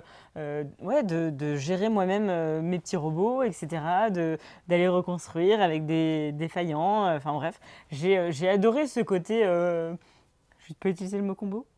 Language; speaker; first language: French; native; French